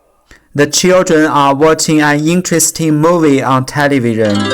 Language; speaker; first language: English; non-native, learner; Chinese